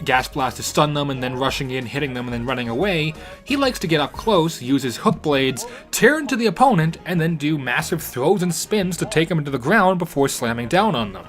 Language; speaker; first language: English; native; English